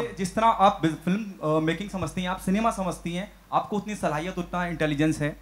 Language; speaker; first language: Hindi; native; Hindi